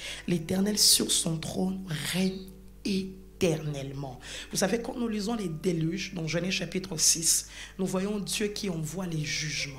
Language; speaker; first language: French; non-native, local second language; Lingala